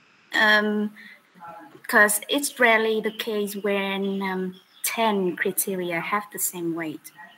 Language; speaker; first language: English; non-native, fluent; Vietnamese